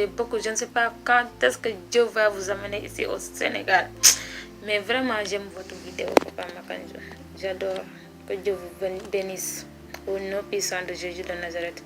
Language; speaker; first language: French; non-native, local second language; Wolof